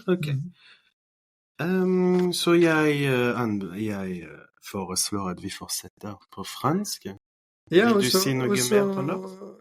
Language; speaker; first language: Norwegian; non-native, fluent; French